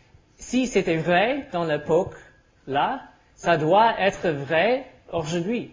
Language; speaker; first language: French; non-native, learner; English